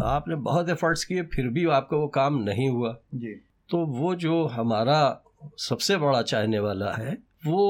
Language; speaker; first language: Hindi; native; Hindi